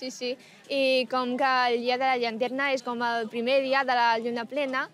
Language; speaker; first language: Catalan; non-native, learner; Chinese